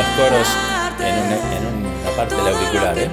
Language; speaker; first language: Spanish; native; Spanish